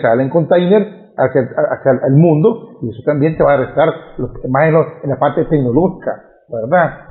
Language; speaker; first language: Spanish; native; Spanish